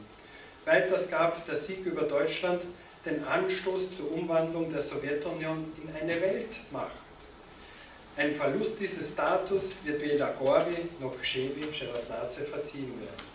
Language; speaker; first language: German; native; German